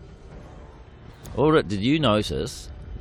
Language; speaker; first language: English; native; English